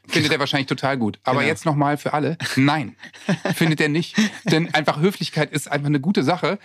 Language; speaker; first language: German; native; German